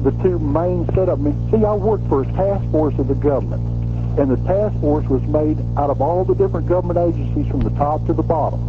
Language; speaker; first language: English; native; English